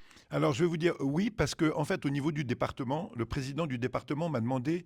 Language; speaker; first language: French; native; French